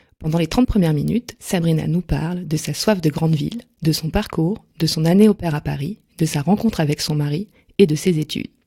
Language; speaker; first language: French; native; French